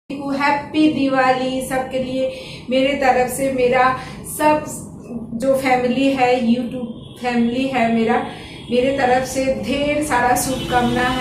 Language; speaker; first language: Hindi; non-native, local second language; Bangla